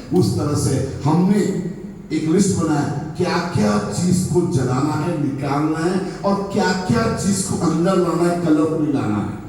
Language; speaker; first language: Hindi; non-native, local second language; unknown